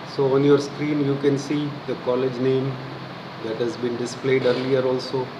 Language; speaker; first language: English; non-native, local second language; Gujarati